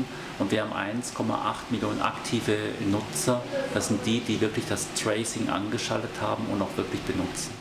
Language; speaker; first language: German; early bilingual, other home language; Korean